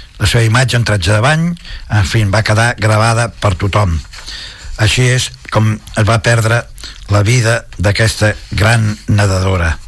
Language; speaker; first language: Catalan; non-native, local second language; Spanish